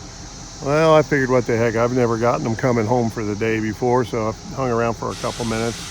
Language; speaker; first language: English; native; English